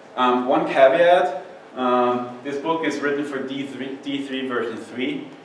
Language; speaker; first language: English; non-native, fluent; German